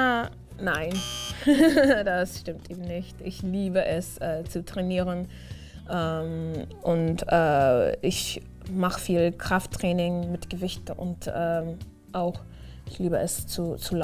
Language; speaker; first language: German; non-native, fluent; English